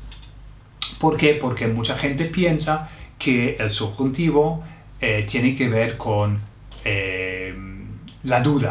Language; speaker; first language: Spanish; non-native, fluent; English